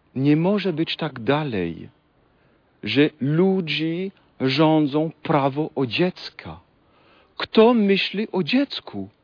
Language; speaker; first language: Polish; non-native, fluent; French